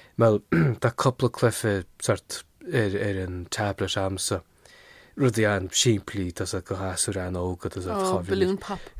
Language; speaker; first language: Irish; non-native, local second language; English